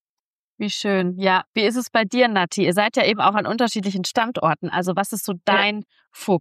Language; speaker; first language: German; native; German